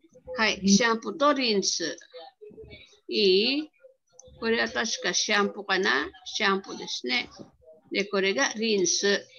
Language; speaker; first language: Japanese; non-native, fluent; Filipino